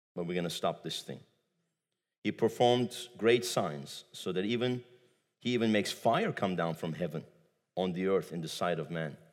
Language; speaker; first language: English; non-native, fluent; Turkish